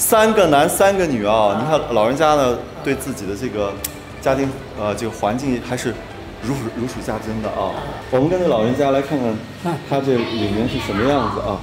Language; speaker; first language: Chinese; native; Chinese